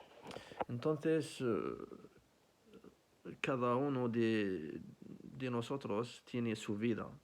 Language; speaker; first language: Spanish; non-native, learner; Arabic